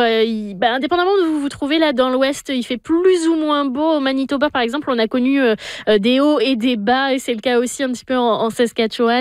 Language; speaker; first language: French; native; French